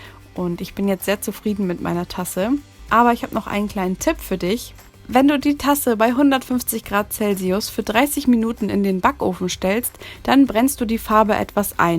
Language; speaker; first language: German; native; German